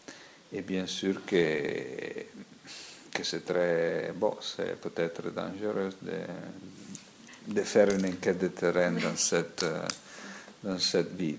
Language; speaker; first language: French; non-native, fluent; Italian